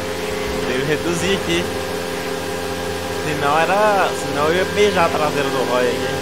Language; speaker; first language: Portuguese; native; Portuguese